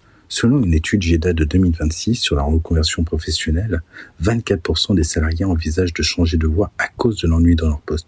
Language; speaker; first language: French; native; French